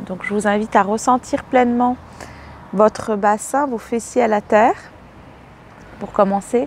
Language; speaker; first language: French; native; French